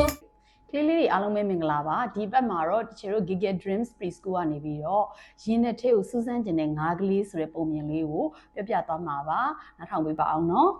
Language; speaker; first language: Burmese; native; Burmese